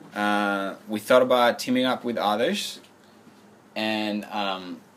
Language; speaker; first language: English; non-native, fluent; French